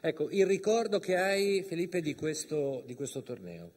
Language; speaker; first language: Italian; native; Italian